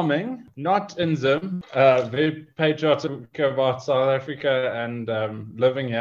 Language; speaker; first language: English; native; English